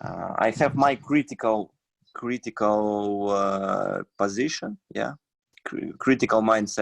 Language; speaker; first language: English; non-native, fluent; Russian